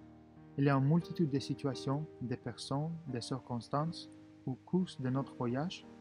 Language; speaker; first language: French; non-native, fluent; Russian